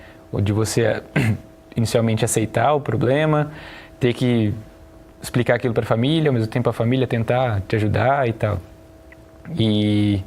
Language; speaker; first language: Portuguese; native; Portuguese